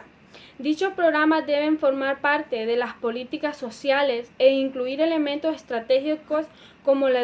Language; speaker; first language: Spanish; native; Spanish